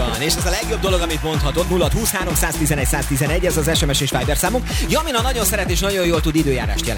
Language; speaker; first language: Hungarian; native; Hungarian